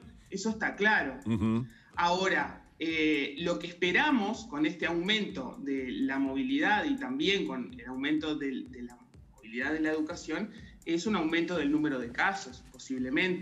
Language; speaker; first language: Spanish; native; Spanish